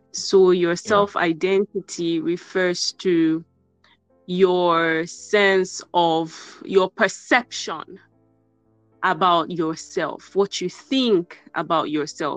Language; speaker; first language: English; non-native, local second language; Yoruba